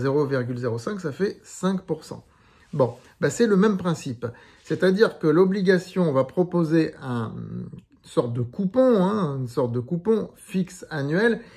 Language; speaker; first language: French; native; French